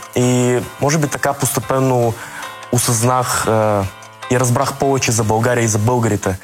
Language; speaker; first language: Bulgarian; early bilingual, other home language; Russian